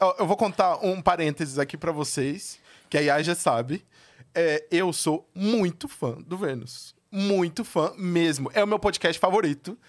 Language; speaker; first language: Portuguese; native; Portuguese